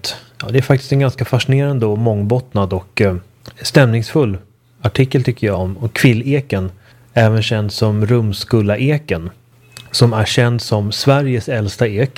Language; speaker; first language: Swedish; native; Swedish